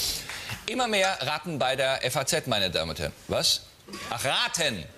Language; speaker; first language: German; native; German